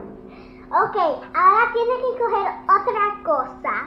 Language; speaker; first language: Spanish; early bilingual, heritage; English